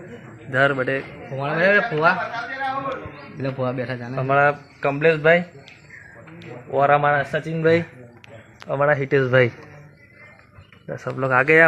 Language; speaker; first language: Hindi; non-native, local second language; Gujarati